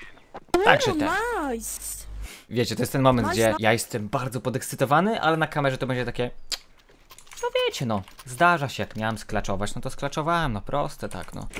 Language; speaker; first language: Polish; native; Polish